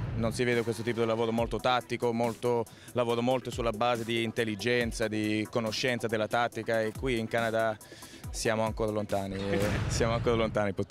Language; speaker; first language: Italian; early bilingual, heritage; Italian